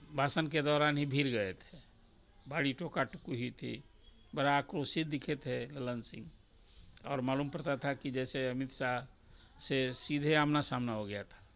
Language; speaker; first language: Hindi; native; Hindi